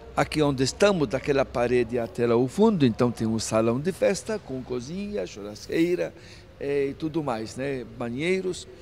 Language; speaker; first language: Portuguese; non-native, fluent; Maltese